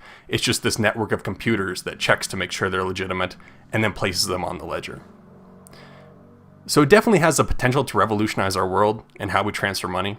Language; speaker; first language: English; native; English